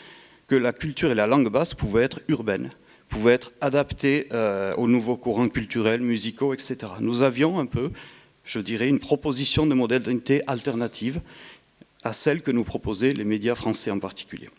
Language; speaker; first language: French; native; French